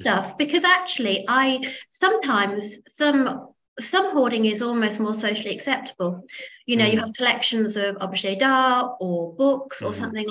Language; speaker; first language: English; native; English